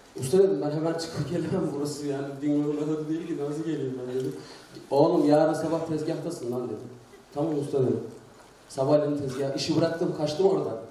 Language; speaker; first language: Turkish; native; Turkish